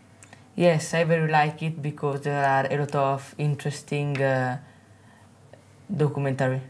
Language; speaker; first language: English; non-native, learner; Italian